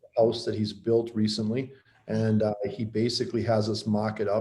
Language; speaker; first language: English; native; English